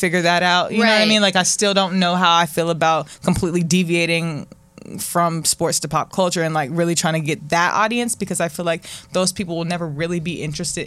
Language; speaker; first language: English; native; English